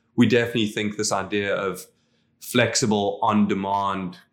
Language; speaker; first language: English; non-native, local second language; Afrikaans